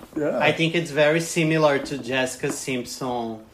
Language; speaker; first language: English; non-native, fluent; Portuguese